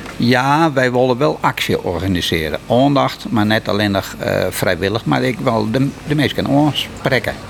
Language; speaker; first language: Dutch; non-native, local second language; Western Frisian